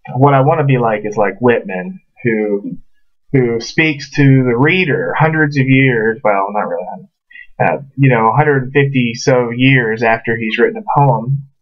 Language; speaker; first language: English; native; English